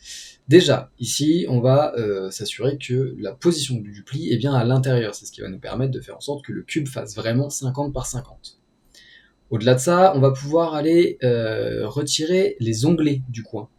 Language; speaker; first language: French; native; French